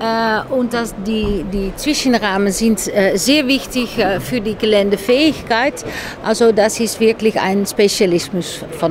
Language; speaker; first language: German; non-native, fluent; Dutch